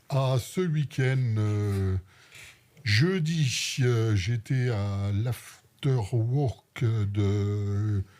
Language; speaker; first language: French; native; French